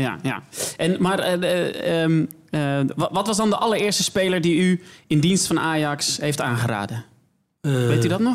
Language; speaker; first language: Dutch; native; Dutch